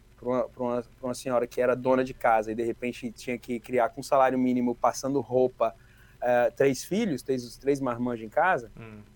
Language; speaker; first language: Portuguese; native; Portuguese